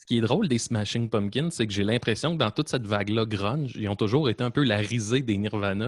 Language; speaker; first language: French; native; French